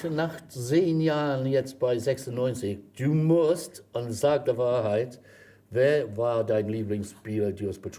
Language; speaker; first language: German; non-native, fluent; English